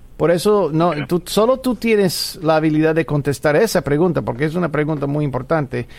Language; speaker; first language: Spanish; non-native, fluent; English